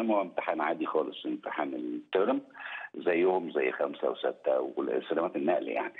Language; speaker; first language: Arabic; native; Arabic